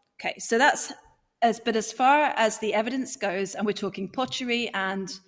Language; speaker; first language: English; native; English